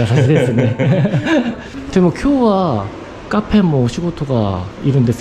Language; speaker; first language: Japanese; non-native, learner; Korean